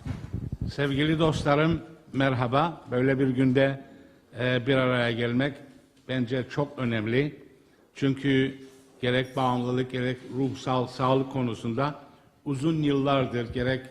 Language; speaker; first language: Turkish; native; Turkish